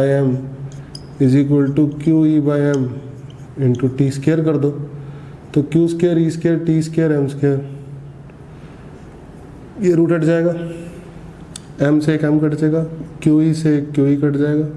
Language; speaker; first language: Hindi; native; Hindi